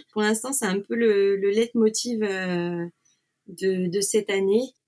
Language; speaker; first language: French; native; French